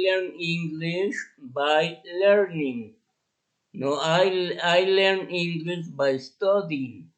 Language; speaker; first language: English; non-native, fluent; Spanish